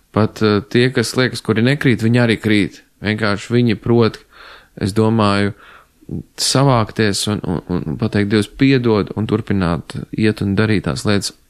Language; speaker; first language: Latvian; native; Latvian